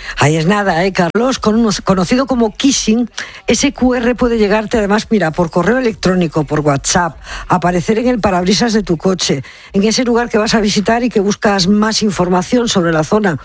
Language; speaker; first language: Spanish; native; Spanish